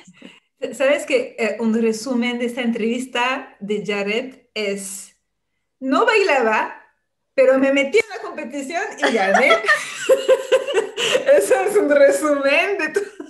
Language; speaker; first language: Spanish; non-native, fluent; French